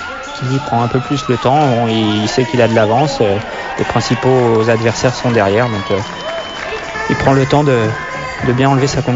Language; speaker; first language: French; native; French